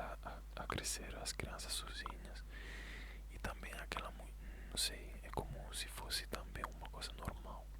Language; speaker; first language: Portuguese; non-native, fluent; Italian